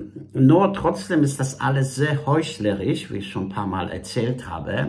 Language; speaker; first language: German; non-native, fluent; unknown